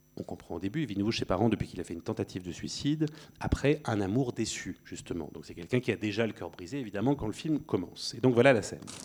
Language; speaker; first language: French; native; French